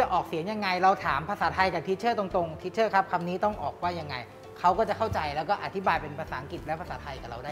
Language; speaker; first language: Thai; native; Thai